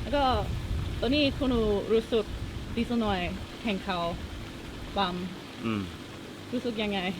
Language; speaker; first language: Thai; non-native, learner; English